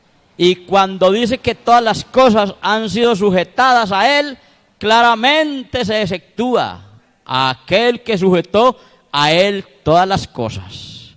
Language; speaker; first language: Spanish; native; Spanish